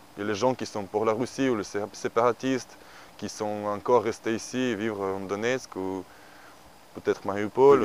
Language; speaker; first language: French; non-native, learner; Ukrainian